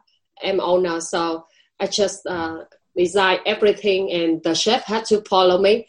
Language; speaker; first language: English; non-native, learner; Vietnamese